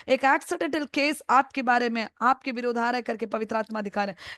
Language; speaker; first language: Hindi; non-native, local second language; Malayalam